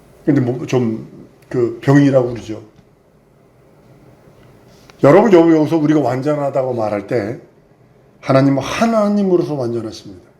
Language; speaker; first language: Korean; native; Korean